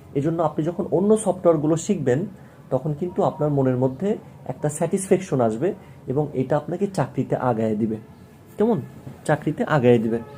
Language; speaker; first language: Bangla; native; Bangla